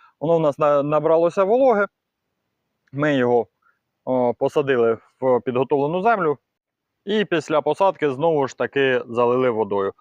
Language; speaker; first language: Ukrainian; non-native, local second language; Russian